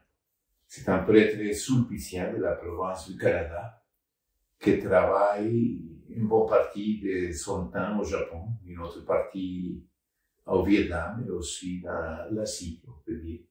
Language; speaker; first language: French; non-native, fluent; Spanish